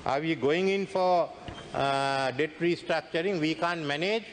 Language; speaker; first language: English; non-native, local second language; Sinhala